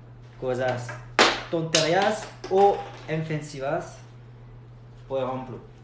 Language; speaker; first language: Spanish; non-native, fluent; French